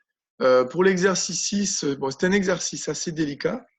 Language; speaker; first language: French; native; French